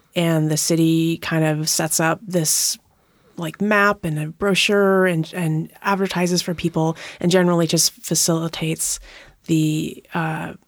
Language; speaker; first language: English; native; English